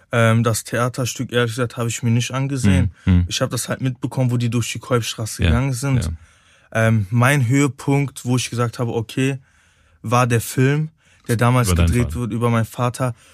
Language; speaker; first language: German; native; German